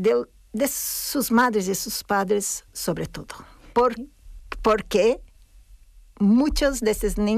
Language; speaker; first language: Spanish; non-native, fluent; Portuguese